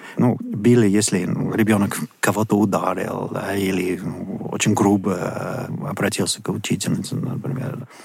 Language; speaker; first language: Russian; non-native, fluent; English